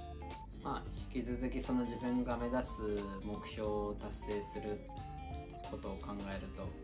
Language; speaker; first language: Japanese; native; Japanese